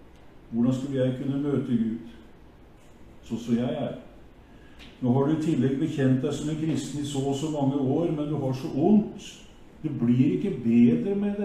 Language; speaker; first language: Norwegian; native; Norwegian